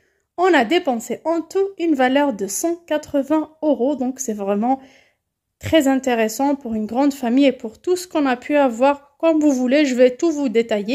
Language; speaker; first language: French; native; French